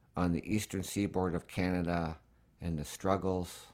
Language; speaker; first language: English; native; English